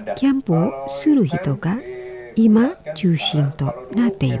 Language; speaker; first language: Japanese; non-native, fluent; Indonesian